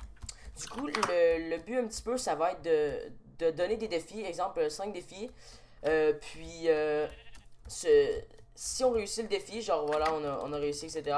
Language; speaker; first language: French; native; French